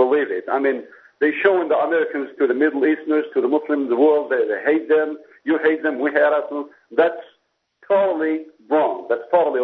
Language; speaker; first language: English; non-native, fluent; Berber languages